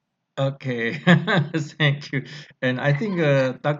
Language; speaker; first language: English; non-native, learner; Chinese